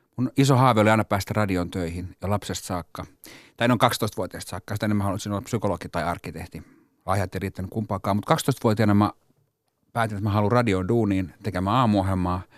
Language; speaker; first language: Finnish; native; Finnish